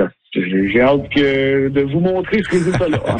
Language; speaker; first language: French; native; French